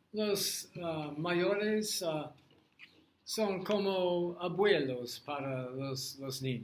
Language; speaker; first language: Spanish; non-native, learner; English